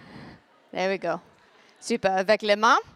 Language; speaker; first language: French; non-native, learner; English